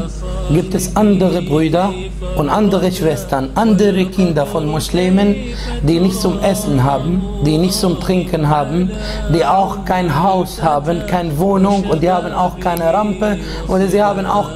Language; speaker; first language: German; non-native, fluent; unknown